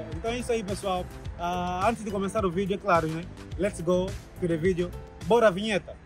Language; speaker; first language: Portuguese; native; Portuguese